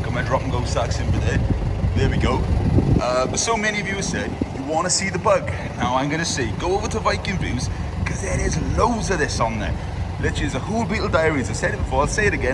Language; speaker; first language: English; native; English